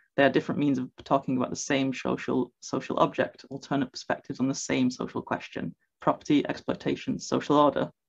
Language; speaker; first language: English; native; English